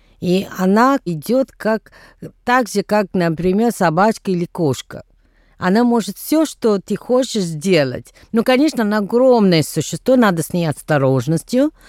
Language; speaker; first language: Russian; non-native, fluent; Tamil